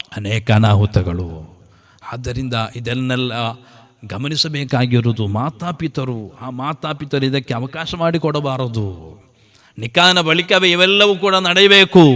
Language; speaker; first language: Kannada; non-native, local second language; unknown